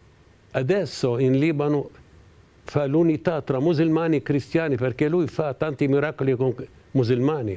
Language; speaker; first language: Italian; non-native, fluent; Arabic